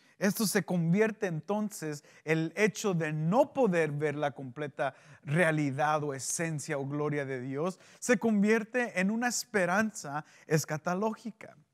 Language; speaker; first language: Spanish; early bilingual, heritage; Spanish